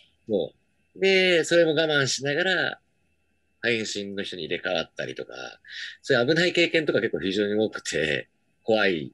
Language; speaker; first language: Japanese; native; Japanese